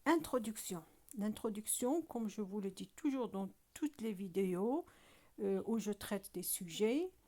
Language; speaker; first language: French; non-native, local second language; Arabic